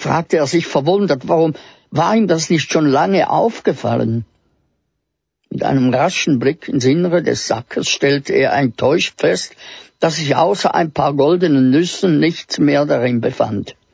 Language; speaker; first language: German; native; German